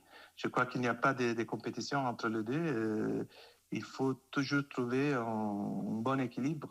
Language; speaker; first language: French; non-native, fluent; Italian